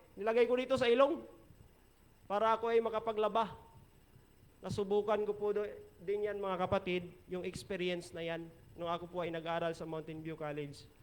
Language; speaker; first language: Filipino; non-native, local second language; Hiligaynon